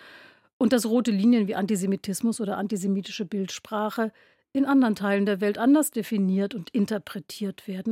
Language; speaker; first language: German; native; German